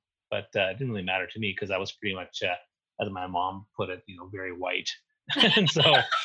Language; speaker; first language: English; native; English